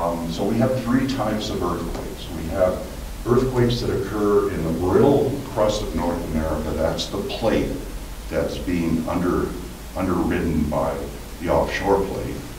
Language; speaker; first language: English; native; English